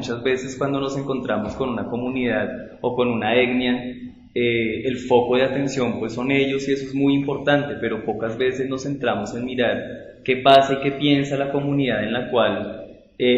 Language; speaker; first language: Spanish; native; Spanish